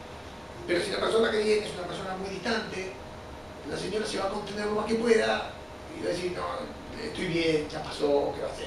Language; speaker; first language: Spanish; native; Spanish